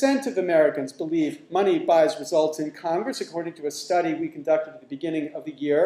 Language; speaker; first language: English; native; English